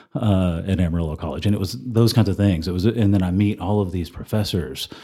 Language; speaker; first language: English; native; English